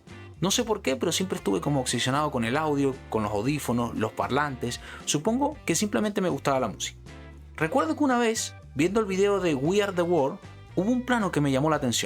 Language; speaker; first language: Spanish; native; Spanish